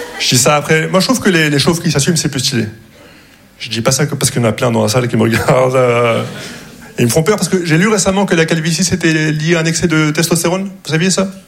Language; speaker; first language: French; non-native, local second language; Arabic